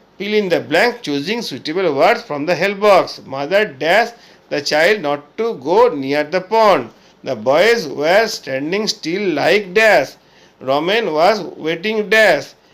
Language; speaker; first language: English; non-native, local second language; Bangla